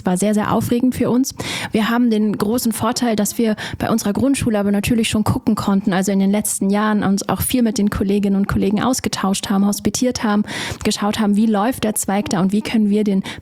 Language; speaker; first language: German; native; German